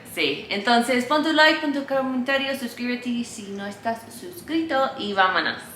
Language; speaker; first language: Spanish; non-native, fluent; English